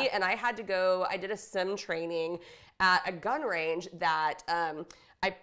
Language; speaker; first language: English; native; English